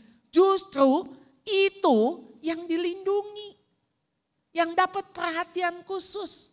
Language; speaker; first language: Indonesian; native; Indonesian